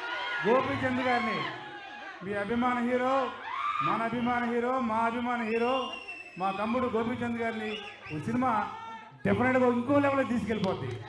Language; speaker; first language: Telugu; native; Telugu